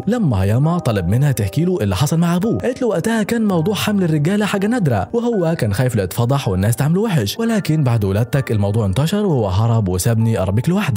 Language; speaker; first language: Arabic; native; Arabic